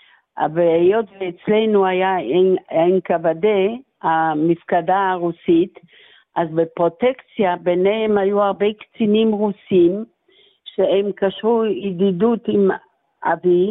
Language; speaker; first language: Hebrew; non-native, fluent; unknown